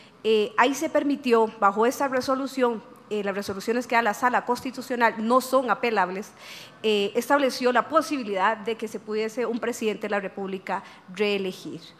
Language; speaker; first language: Spanish; native; Spanish